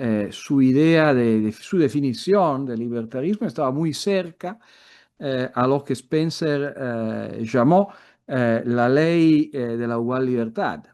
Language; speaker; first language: Spanish; non-native, fluent; Italian